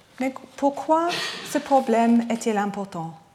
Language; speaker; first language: French; non-native, learner; English